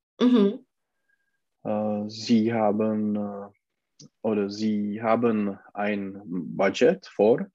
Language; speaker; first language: German; non-native, learner; Czech